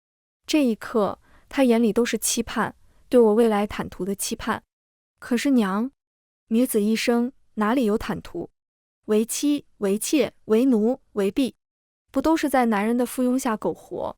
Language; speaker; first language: Chinese; native; Chinese